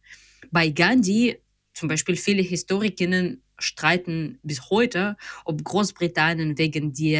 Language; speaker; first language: German; non-native, fluent; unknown